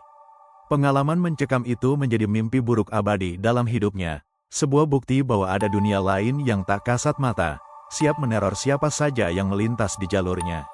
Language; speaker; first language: Indonesian; native; Indonesian